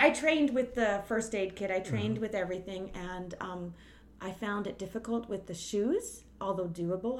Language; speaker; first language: English; native; English